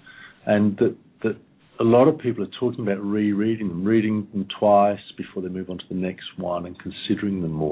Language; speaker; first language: English; native; English